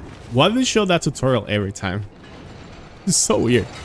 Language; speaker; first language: English; non-native, fluent; Spanish